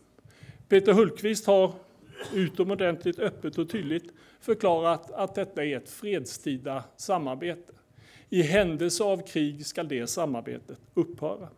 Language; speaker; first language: Swedish; native; Swedish